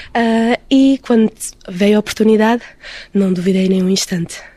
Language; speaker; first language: Portuguese; early bilingual, heritage; Portuguese